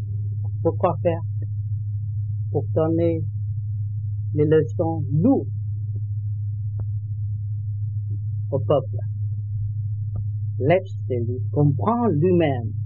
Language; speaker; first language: French; non-native, learner; Vietnamese